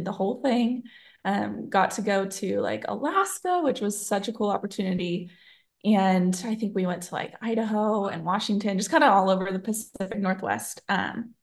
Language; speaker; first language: English; native; English